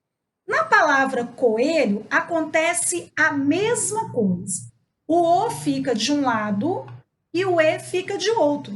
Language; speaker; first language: Portuguese; native; Portuguese